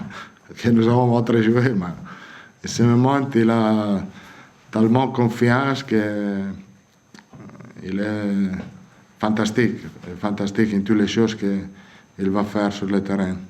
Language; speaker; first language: French; non-native, fluent; Italian